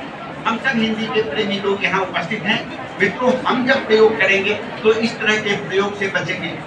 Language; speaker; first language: Hindi; native; Hindi